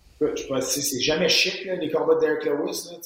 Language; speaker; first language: French; native; French